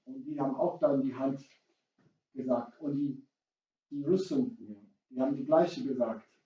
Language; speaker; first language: German; non-native, fluent; English